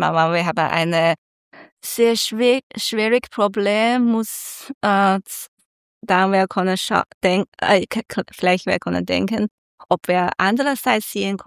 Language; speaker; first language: German; non-native, learner; Chinese